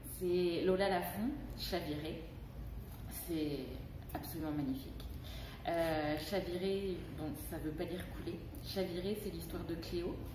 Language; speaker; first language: French; native; French